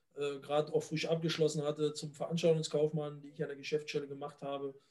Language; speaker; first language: German; native; German